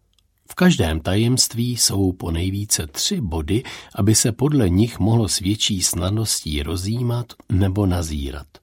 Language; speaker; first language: Czech; native; Czech